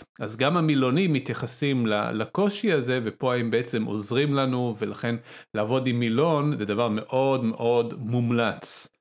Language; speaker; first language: Hebrew; non-native, local second language; Arabic